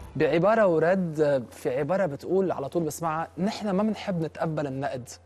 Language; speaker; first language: Arabic; native; Arabic